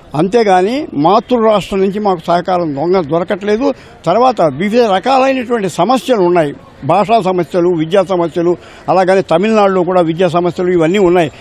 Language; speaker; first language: Telugu; native; Telugu